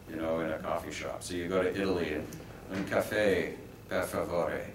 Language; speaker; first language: English; native; English